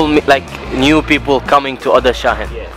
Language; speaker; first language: English; non-native, fluent; Arabic